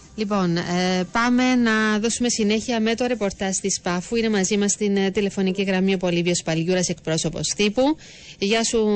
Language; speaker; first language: Greek; native; Greek